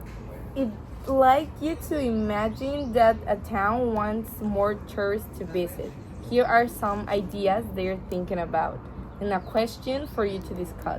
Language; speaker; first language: English; non-native, learner; Spanish